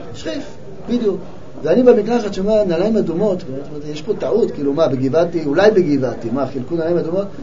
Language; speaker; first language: Hebrew; native; Hebrew